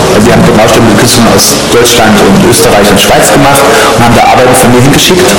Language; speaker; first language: German; native; German